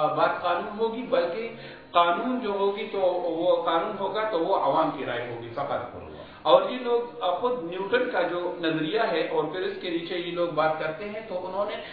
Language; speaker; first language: Urdu; non-native, local second language; Pashto